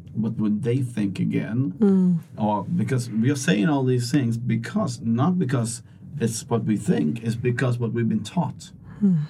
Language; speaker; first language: English; non-native, fluent; Swedish